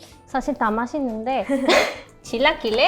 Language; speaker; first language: Korean; non-native, fluent; Spanish